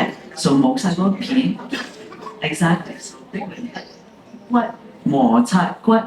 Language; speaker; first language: Cantonese; early bilingual, heritage; English